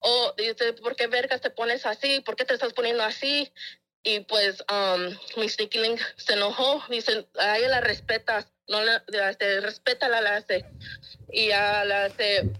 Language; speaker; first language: Spanish; early bilingual, heritage; Spanish